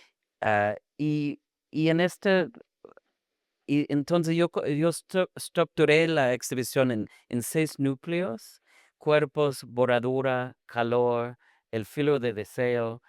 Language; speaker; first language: Spanish; non-native, fluent; English